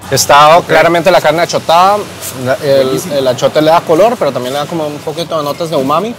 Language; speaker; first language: Spanish; native; Spanish